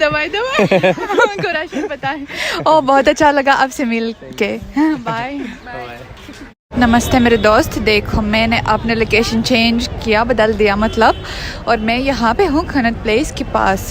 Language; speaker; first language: Hindi; non-native, fluent; Russian